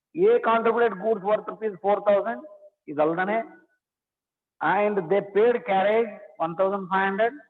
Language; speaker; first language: English; non-native, local second language; Kannada